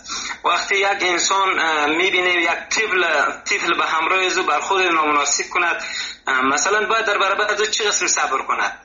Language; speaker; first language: Persian; native; Persian